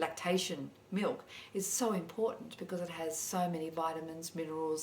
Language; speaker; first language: English; native; English